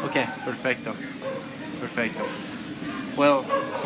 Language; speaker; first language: Spanish; non-native, learner; English